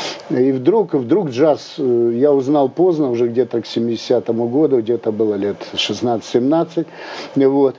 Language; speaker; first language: Russian; native; Russian